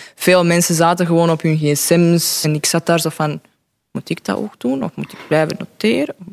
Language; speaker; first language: Dutch; non-native, fluent; Croatian